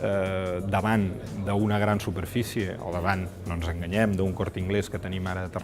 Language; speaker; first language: Catalan; native; Catalan